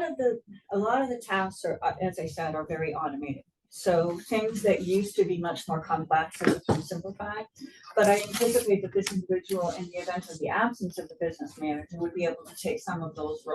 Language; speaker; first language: English; native; English